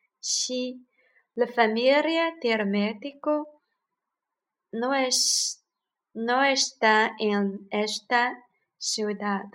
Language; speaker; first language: Spanish; non-native, learner; Chinese